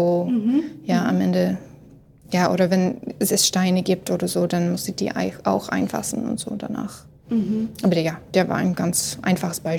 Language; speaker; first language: German; non-native, learner; English